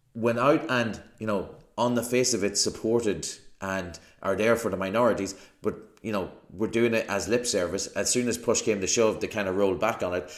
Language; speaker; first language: English; native; English